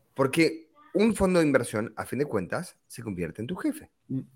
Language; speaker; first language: Spanish; native; Spanish